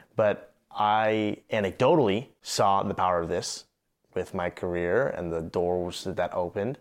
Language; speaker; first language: English; native; English